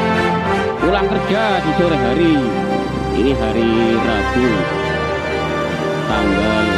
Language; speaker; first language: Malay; non-native, local second language; Javanese